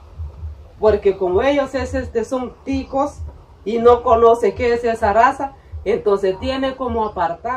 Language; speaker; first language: Spanish; non-native, local second language; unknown